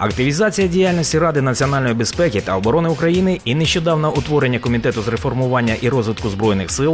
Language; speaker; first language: Ukrainian; native; Ukrainian